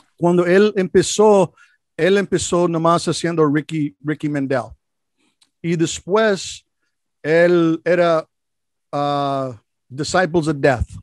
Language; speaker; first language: Spanish; non-native, learner; English